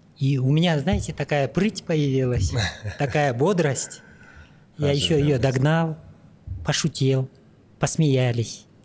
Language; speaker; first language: Russian; native; Russian